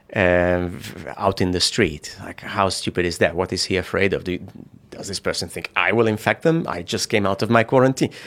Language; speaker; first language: English; non-native, fluent; Hungarian